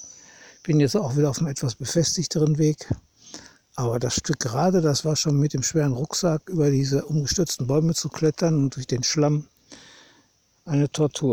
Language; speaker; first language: German; native; German